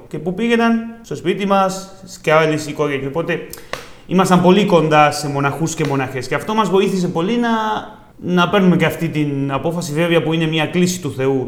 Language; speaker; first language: Greek; non-native, fluent; Spanish